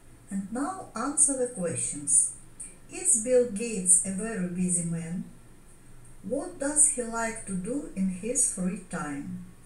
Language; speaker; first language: English; non-native, fluent; Ukrainian